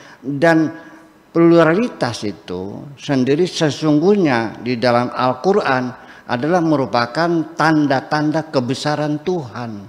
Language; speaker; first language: Indonesian; native; Indonesian